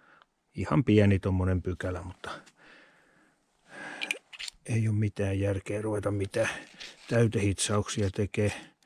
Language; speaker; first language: Finnish; native; Finnish